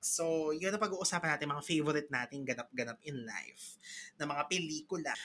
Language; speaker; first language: Filipino; native; Filipino